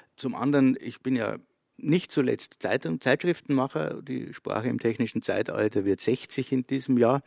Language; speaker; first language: German; native; German